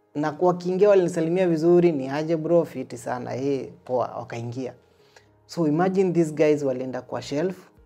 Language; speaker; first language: Swahili; native; Swahili